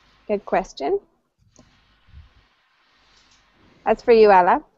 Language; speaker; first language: English; native; English